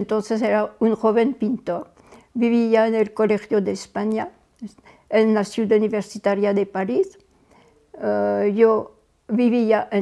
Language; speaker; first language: Spanish; non-native, fluent; French